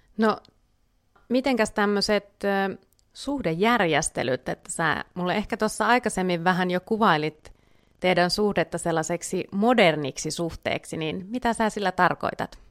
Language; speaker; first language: Finnish; native; Finnish